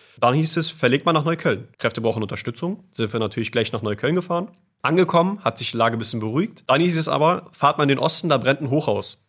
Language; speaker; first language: German; native; German